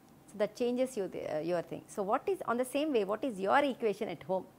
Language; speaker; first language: English; non-native, local second language; Telugu